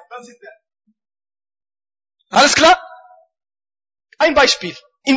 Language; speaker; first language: German; non-native, fluent; Arabic